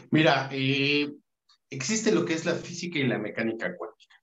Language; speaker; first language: Spanish; native; Spanish